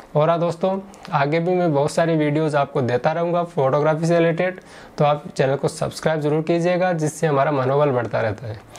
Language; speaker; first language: Hindi; native; Hindi